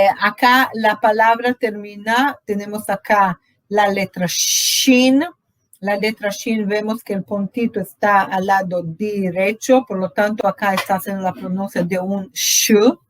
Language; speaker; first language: Spanish; non-native, fluent; Portuguese